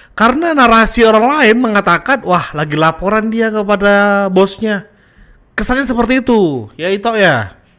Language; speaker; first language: Indonesian; native; Indonesian